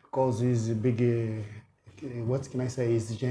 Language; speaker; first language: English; non-native, learner; Portuguese